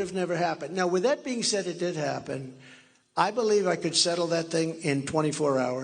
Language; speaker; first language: English; native; English